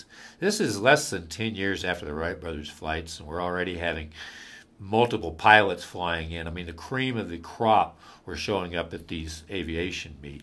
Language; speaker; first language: English; native; English